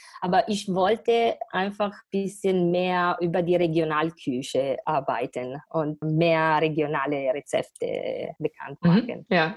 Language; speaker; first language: German; non-native, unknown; Italian